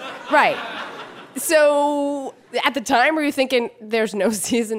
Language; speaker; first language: English; native; English